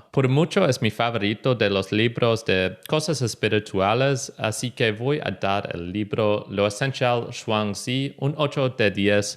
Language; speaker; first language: Spanish; non-native, fluent; English